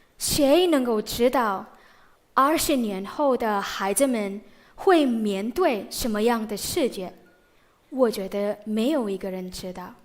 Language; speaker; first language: Chinese; non-native, fluent; Indonesian